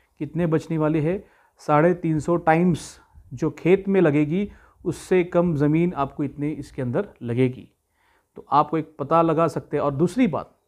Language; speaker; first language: Hindi; non-native, local second language; Marathi